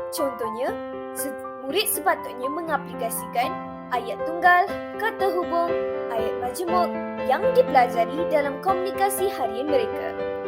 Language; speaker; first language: Malay; non-native, local second language; Tamil